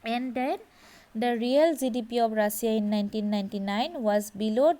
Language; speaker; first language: English; non-native, local second language; Assamese